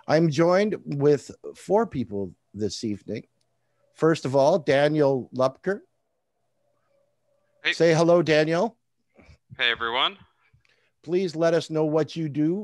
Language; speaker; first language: English; native; English